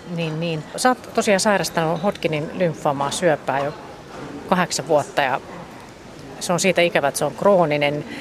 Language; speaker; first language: Finnish; native; Finnish